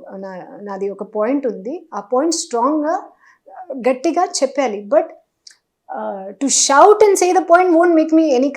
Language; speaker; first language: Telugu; non-native, local second language; Hindi